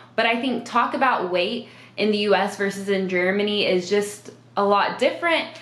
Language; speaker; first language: English; native; English